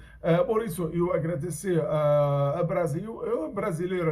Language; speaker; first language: Portuguese; non-native, learner; Arabic